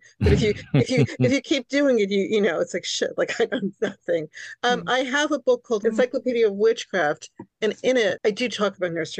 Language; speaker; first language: English; early bilingual, other home language; Hungarian